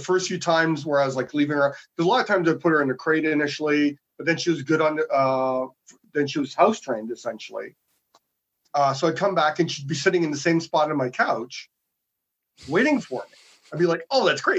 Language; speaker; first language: English; native; English